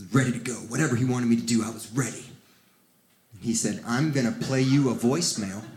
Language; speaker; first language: English; early bilingual, other home language; Spanish